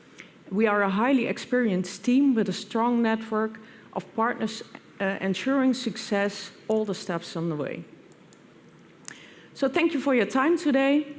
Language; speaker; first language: English; non-native, fluent; Dutch